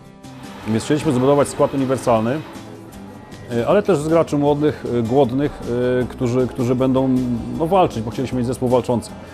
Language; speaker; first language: Polish; native; Polish